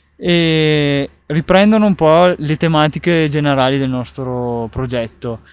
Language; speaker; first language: Italian; native; Italian